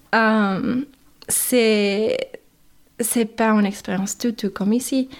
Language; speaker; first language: French; non-native, fluent; English